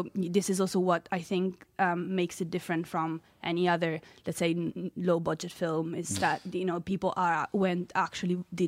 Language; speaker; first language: English; non-native, fluent; Italian